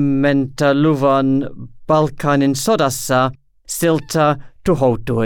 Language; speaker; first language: Finnish; non-native, learner; English